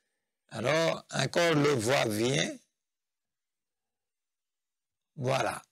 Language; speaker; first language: French; non-native, fluent; Nepali